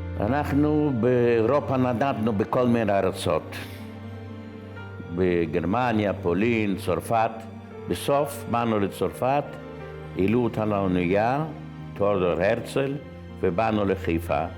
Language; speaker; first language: Hebrew; non-native, fluent; Yiddish